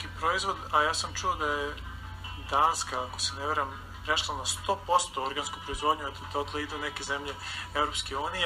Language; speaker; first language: Serbian; native; Serbian